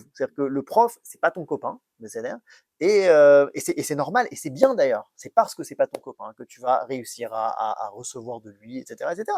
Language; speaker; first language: French; native; French